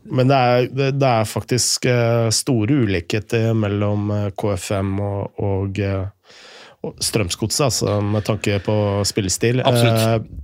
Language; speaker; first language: Norwegian; native; Norwegian